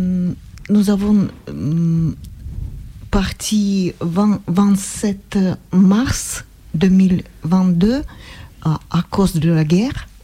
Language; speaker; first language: French; non-native, learner; Russian